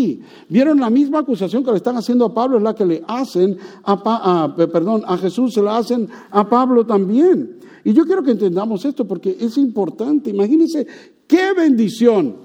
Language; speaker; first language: Spanish; native; Spanish